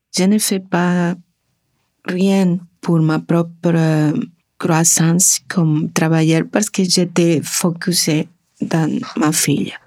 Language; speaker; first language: French; non-native, learner; Spanish